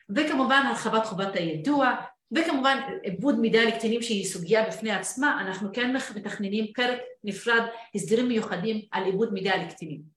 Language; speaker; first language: Hebrew; non-native, local second language; Arabic